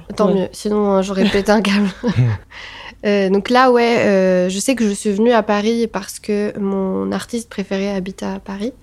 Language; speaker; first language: French; non-native, local second language; Arabic